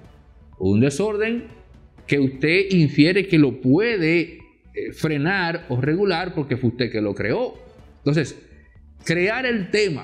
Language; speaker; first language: Spanish; native; Spanish